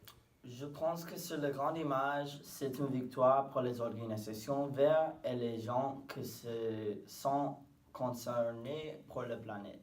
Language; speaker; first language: French; non-native, learner; English